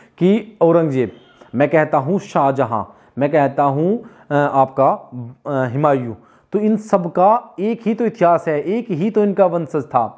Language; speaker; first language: Hindi; native; Hindi